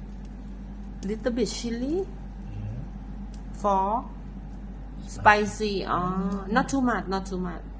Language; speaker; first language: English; non-native, learner; Thai